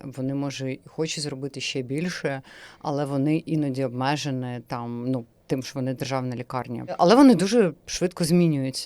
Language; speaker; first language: Ukrainian; native; Ukrainian